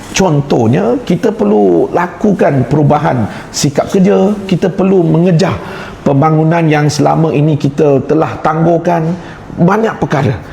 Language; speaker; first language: Malay; non-native, local second language; Chinese